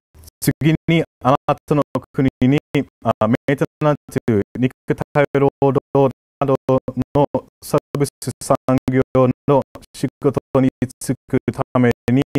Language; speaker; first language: Japanese; non-native, fluent; English